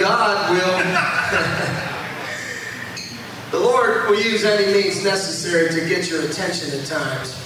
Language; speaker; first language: English; native; English